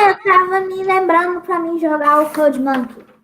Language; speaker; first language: Portuguese; early bilingual, heritage; Portuguese